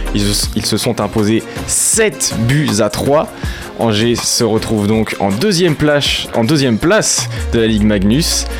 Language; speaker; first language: French; native; French